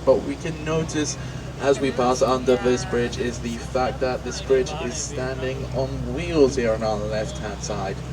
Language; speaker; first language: English; non-native, fluent; Swedish